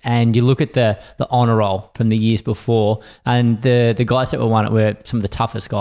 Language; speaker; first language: English; native; English